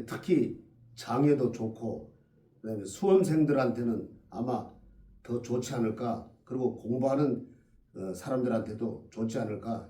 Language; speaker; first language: Korean; native; Korean